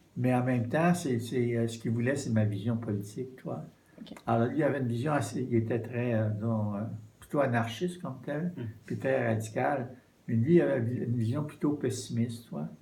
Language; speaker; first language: French; native; French